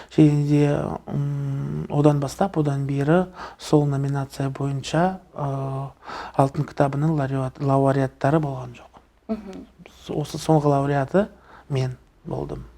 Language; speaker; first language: Kazakh; non-native, local second language; Russian